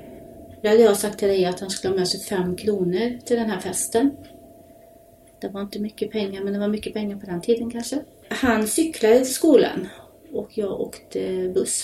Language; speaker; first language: Swedish; native; Swedish